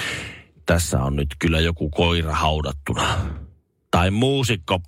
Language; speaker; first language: Finnish; native; Finnish